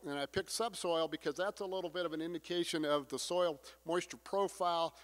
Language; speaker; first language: English; native; English